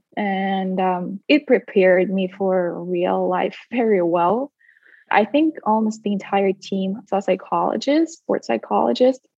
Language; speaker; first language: English; non-native, fluent; Russian